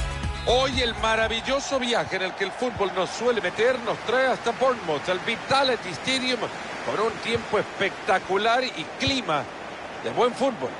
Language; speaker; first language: Spanish; native; Spanish